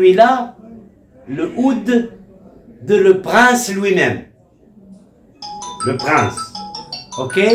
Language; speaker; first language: French; non-native, local second language; Arabic